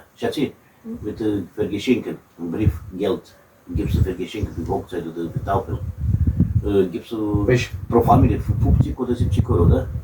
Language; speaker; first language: German; non-native, learner; Romanian